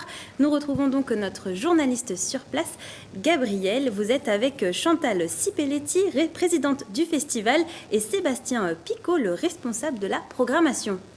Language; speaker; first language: French; native; French